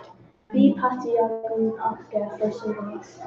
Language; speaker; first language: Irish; non-native, local second language; English